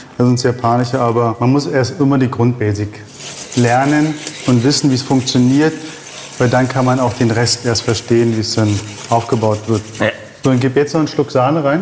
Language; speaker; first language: German; early bilingual, other home language; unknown